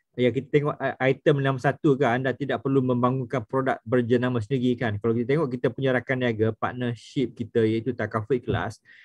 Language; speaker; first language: Malay; native; Malay